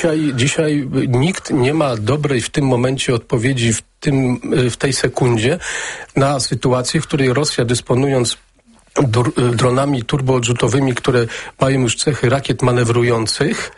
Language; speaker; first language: Polish; native; Polish